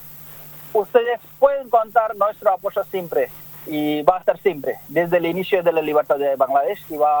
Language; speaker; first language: Spanish; non-native, learner; Bangla